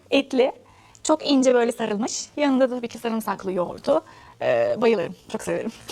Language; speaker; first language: Turkish; non-native, fluent; Arabic